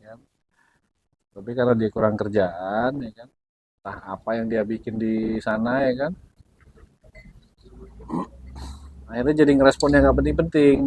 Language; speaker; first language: Indonesian; native; Indonesian